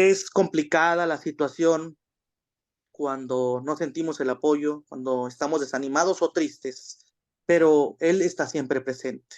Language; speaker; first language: Spanish; native; Spanish